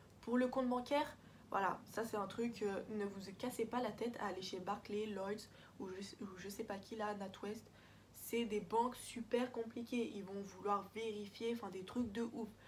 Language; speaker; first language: French; early bilingual, other home language; Portuguese